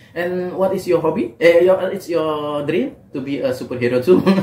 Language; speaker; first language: English; non-native, learner; Indonesian